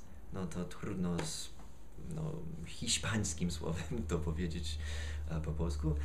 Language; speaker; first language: Polish; non-native, fluent; English